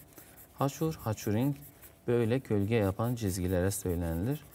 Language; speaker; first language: Turkish; non-native, fluent; Azerbaijani